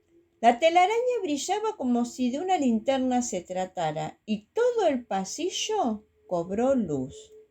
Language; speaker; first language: Spanish; native; Spanish